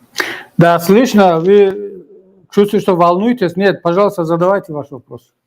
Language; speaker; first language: Russian; non-native, local second language; Tajik